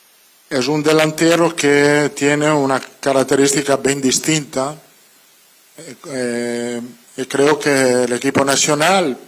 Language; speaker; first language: Spanish; non-native, fluent; Italian